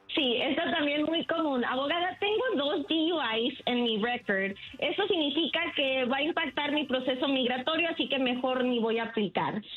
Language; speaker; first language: Spanish; early bilingual, heritage; Spanish